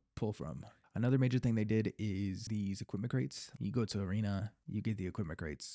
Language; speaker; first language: English; native; English